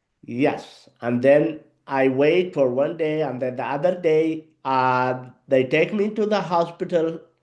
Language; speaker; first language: English; non-native, learner; Arabic